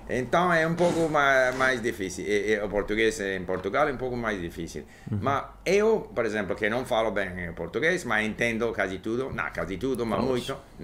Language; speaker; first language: Portuguese; non-native, learner; English